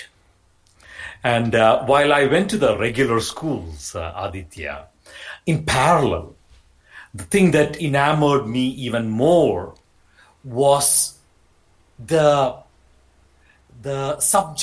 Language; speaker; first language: English; non-native, local second language; Malayalam